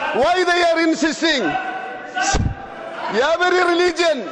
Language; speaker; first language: English; non-native, local second language; Malayalam